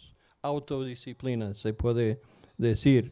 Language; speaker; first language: Spanish; non-native, fluent; English